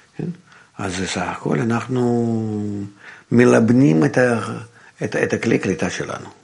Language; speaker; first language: Hebrew; non-native, fluent; Russian